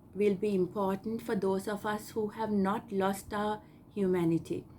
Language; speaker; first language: English; non-native, local second language; Sinhala